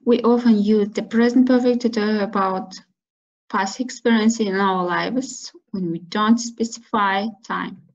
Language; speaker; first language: English; non-native, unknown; Kazakh